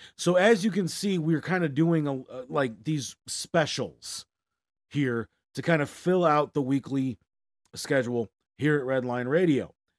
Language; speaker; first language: English; native; English